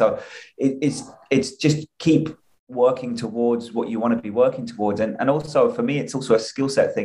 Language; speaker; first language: English; native; English